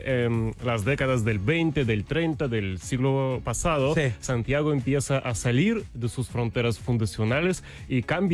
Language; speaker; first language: Spanish; non-native, fluent; Russian